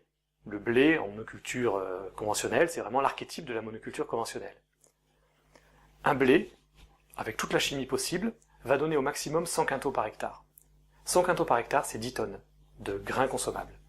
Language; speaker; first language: French; native; French